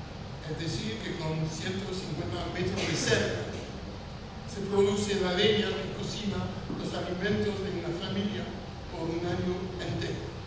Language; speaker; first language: Spanish; non-native, fluent; French